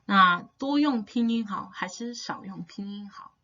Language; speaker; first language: Chinese; non-native, fluent; English